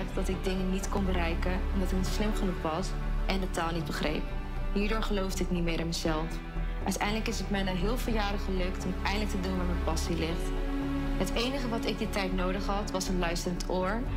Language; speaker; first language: Dutch; non-native, fluent; Portuguese